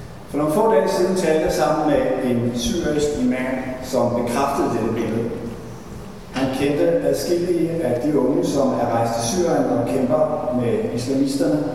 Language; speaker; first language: Danish; native; Danish